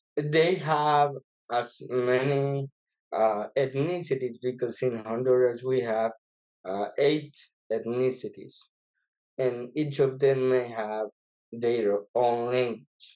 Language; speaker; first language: English; non-native, fluent; Spanish